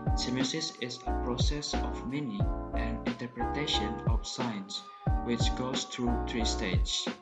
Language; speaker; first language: English; non-native, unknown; Indonesian